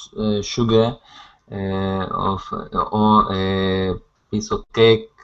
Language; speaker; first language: English; non-native, learner; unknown